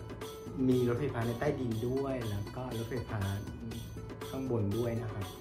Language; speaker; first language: Thai; non-native, fluent; Vietnamese